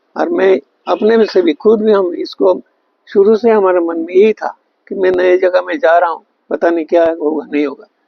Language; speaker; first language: Hindi; non-native, local second language; Bangla